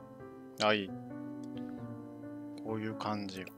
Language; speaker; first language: Japanese; native; Japanese